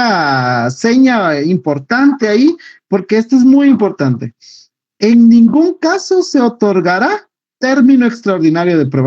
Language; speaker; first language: Spanish; native; Spanish